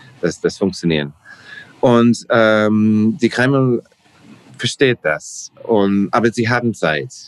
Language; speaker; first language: German; non-native, learner; English